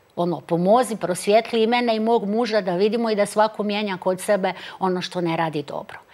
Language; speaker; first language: Croatian; native; Croatian